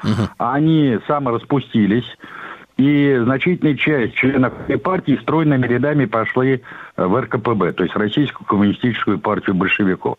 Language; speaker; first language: Russian; native; Russian